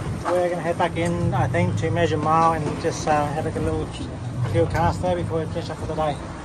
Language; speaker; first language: English; early bilingual, other home language; Vietnamese